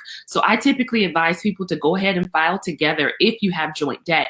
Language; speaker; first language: English; native; English